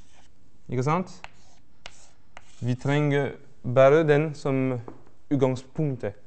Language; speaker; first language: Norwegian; non-native, fluent; French